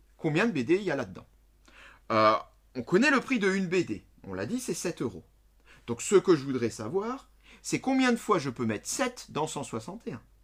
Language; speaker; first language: French; native; French